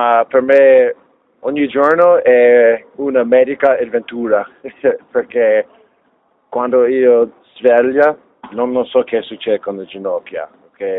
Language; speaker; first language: Italian; non-native, learner; English